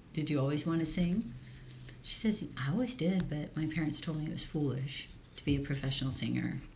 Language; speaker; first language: English; early bilingual, other home language; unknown